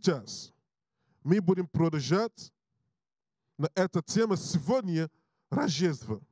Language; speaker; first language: Russian; non-native, learner; English